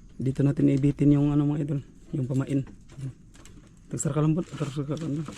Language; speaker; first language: Filipino; non-native, local second language; Cebuano